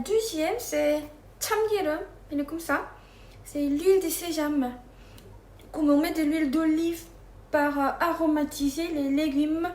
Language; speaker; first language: French; non-native, fluent; Korean